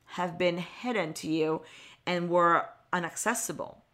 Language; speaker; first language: English; non-native, fluent; Italian